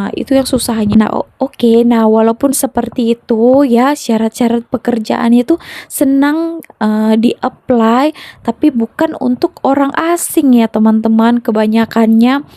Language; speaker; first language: Indonesian; native; Indonesian